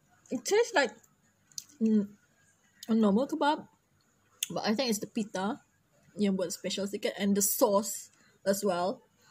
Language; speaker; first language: English; non-native, local second language; Malay